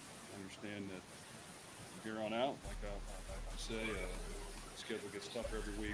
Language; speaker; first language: English; native; English